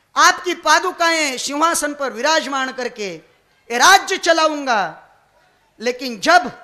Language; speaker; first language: Hindi; non-native, local second language; Marathi